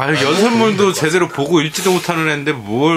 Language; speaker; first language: Korean; native; Korean